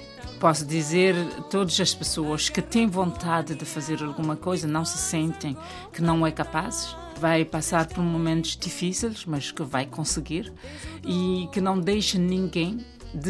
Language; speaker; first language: Portuguese; non-native, local second language; Kabuverdianu